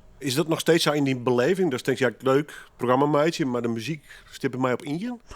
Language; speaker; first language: Dutch; non-native, local second language; Western Frisian